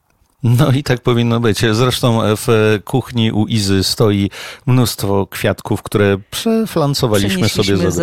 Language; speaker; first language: Polish; native; Polish